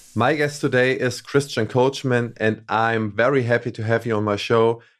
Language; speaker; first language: English; non-native, fluent; German